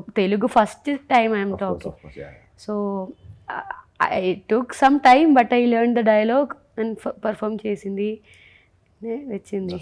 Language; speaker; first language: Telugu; non-native, learner; Malayalam